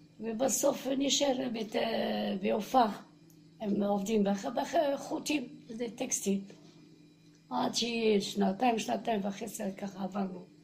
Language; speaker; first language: Hebrew; non-native, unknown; Arabic